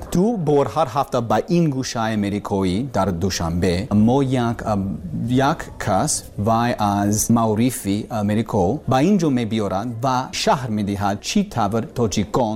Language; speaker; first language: Persian; non-native, learner; English